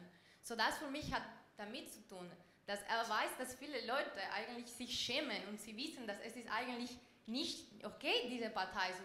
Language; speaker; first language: German; non-native, fluent; Spanish